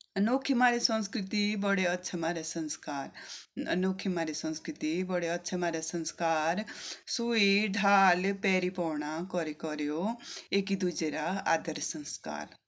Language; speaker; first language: Hindi; native; Hindi